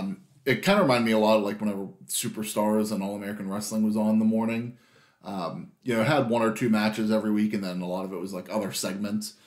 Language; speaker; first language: English; native; English